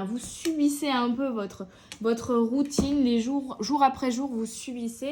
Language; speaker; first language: French; native; French